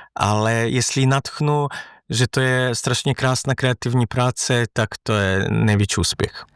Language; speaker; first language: Czech; non-native, fluent; Serbian